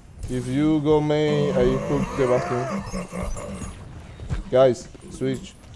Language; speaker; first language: English; non-native, learner; Spanish